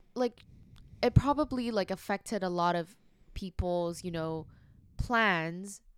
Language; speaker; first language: English; non-native, local second language; Cantonese